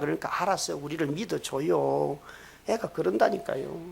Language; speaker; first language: Korean; native; Korean